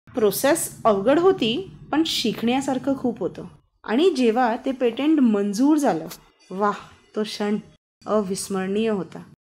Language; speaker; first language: Marathi; non-native, local second language; Hindi